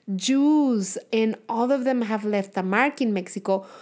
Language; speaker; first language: English; non-native, fluent; Spanish